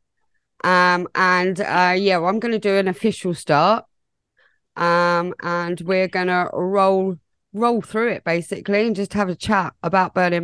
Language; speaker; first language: English; native; English